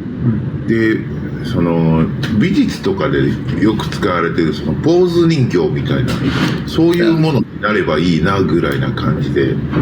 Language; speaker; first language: Japanese; native; Japanese